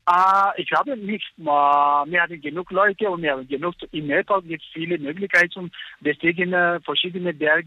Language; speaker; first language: German; non-native, learner; Nepali